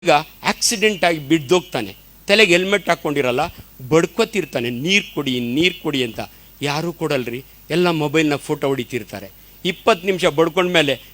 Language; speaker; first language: Kannada; native; Kannada